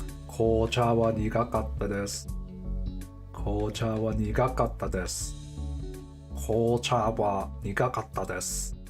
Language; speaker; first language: Japanese; non-native, learner; English